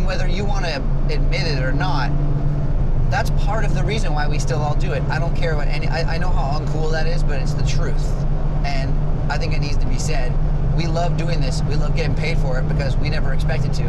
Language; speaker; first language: English; native; English